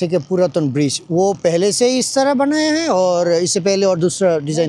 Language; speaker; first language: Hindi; non-native, fluent; Bangla